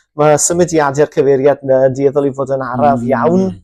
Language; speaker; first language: Welsh; native; Welsh